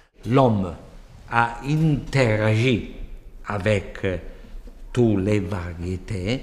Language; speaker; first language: French; non-native, fluent; Italian